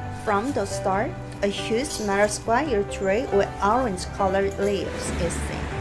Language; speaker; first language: English; non-native, fluent; Korean